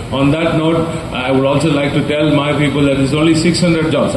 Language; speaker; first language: English; non-native, local second language; Tamil